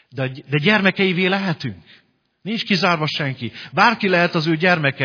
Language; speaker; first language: Hungarian; native; Hungarian